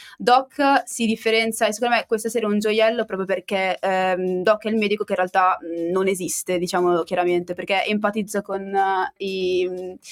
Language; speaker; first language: Italian; native; Italian